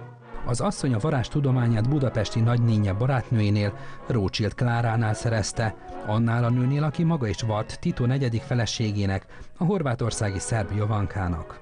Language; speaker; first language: Hungarian; native; Hungarian